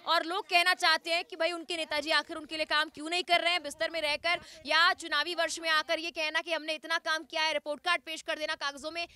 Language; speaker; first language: Hindi; native; Hindi